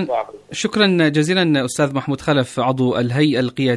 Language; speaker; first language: Arabic; native; Arabic